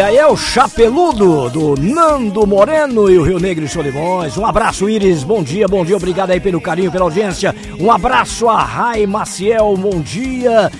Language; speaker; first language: Portuguese; native; Portuguese